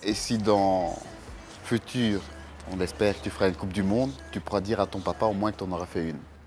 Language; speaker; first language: French; native; French